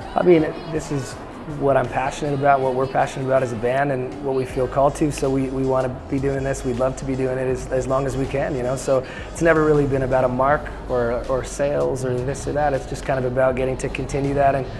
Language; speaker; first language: English; native; English